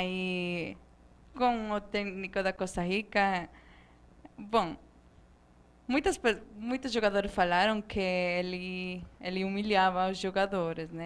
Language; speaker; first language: Portuguese; non-native, fluent; Spanish